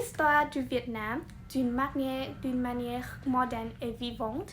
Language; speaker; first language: French; non-native, learner; Vietnamese